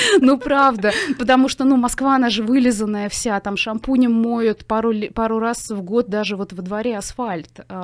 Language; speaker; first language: Russian; native; Russian